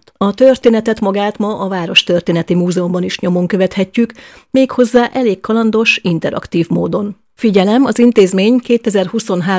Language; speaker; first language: Hungarian; native; Hungarian